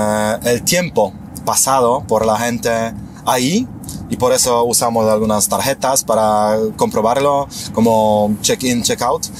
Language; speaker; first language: Spanish; non-native, fluent; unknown